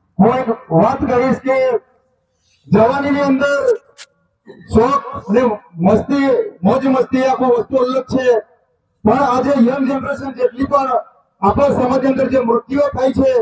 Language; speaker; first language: Gujarati; non-native, local second language; Bhili